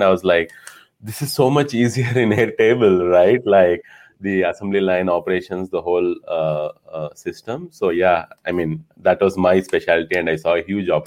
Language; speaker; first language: English; non-native, local second language; Telugu